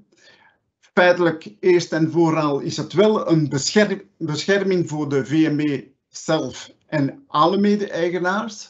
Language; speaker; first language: Dutch; non-native, local second language; French